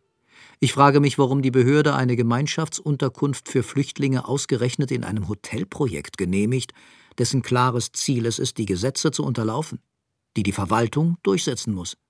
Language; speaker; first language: German; native; German